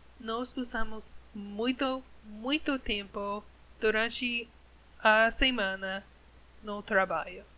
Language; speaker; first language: Portuguese; non-native, learner; English